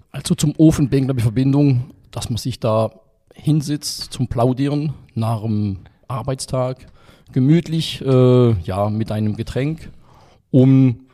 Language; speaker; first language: German; non-native, fluent; French